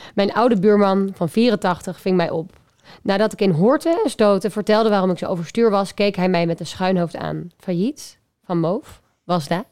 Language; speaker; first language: Dutch; native; Dutch